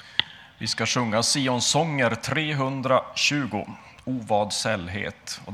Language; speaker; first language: Swedish; native; Swedish